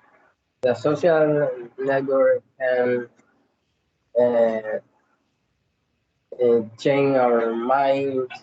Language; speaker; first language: English; non-native, learner; Spanish